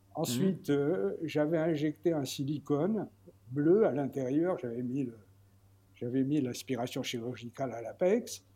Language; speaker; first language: French; native; French